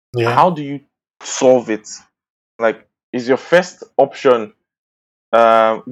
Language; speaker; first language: English; non-native, local second language; Bini